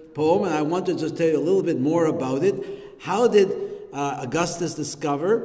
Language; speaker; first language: English; native; English